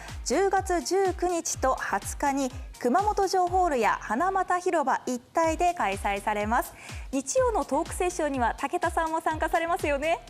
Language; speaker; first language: Japanese; native; Japanese